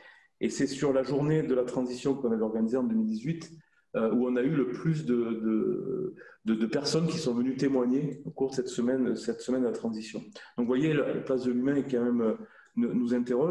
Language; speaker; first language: French; native; French